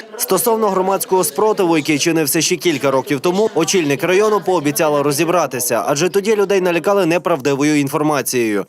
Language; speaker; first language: Ukrainian; native; Ukrainian